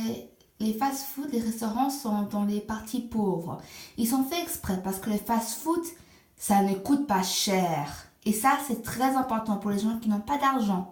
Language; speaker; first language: French; non-native, fluent; English